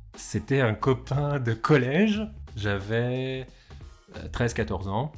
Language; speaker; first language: French; native; French